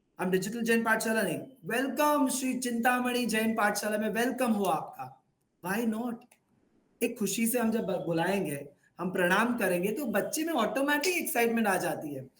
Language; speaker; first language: Hindi; non-native, local second language; Gujarati